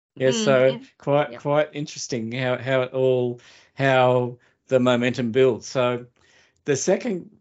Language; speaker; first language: English; native; English